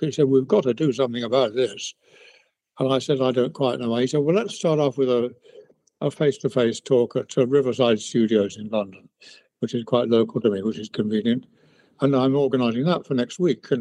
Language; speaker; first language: English; native; English